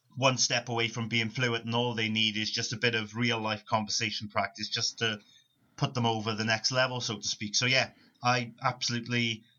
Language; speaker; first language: English; native; English